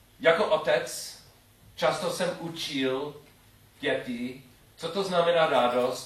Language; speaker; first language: Czech; non-native, learner; English